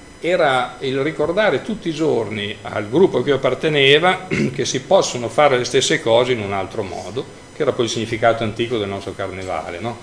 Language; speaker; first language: Italian; native; Italian